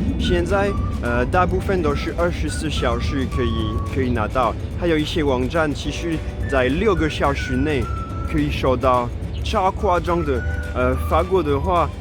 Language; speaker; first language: Chinese; non-native, fluent; French